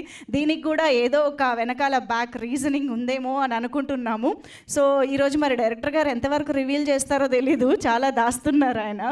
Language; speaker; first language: Telugu; native; Telugu